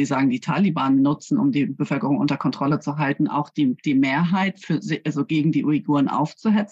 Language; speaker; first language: German; native; German